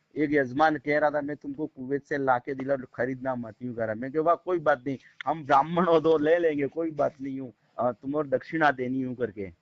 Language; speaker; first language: Hindi; native; Hindi